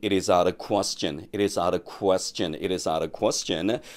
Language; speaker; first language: English; non-native, fluent; Korean